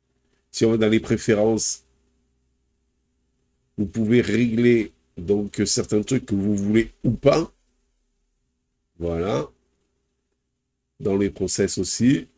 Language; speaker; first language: French; native; French